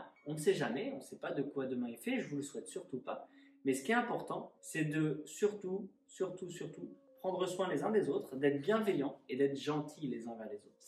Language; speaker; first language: French; native; French